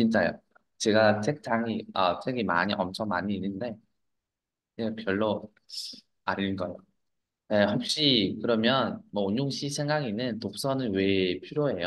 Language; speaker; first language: Korean; non-native, fluent; Vietnamese